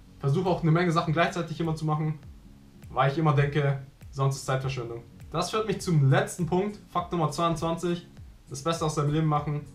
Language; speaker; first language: German; early bilingual, other home language; Vietnamese